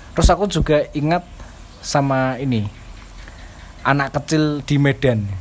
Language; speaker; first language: Indonesian; non-native, local second language; Javanese